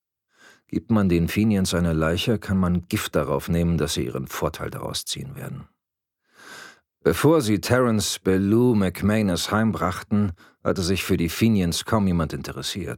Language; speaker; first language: German; native; German